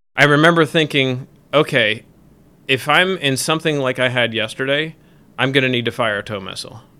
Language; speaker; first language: English; native; English